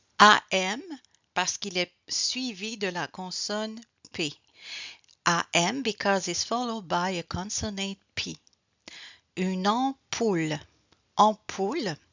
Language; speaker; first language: French; native; French